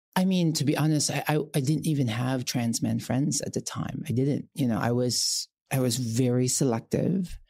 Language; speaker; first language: English; non-native, local second language; Filipino